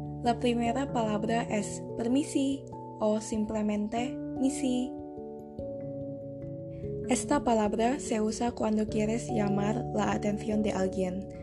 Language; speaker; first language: Spanish; non-native, fluent; Indonesian